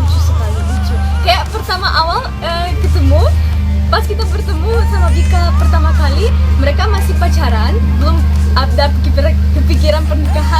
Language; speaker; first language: Indonesian; non-native, fluent; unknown